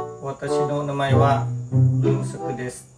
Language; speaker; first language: Japanese; non-native, learner; Thai